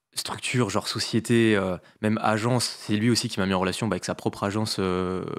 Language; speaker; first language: French; native; French